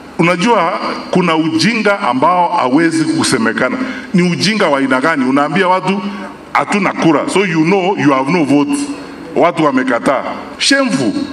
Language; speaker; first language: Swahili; non-native, local second language; Gusii